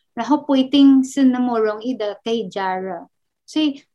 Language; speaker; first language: Chinese; non-native, fluent; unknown